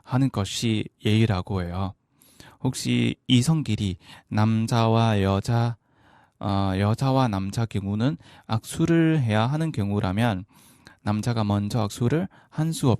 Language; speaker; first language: Korean; non-native, fluent; Vietnamese